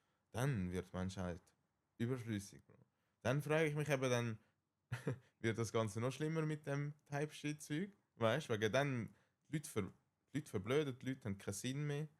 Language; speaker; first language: German; native; German